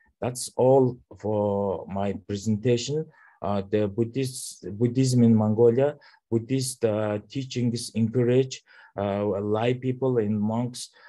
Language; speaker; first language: English; non-native, learner; Mongolian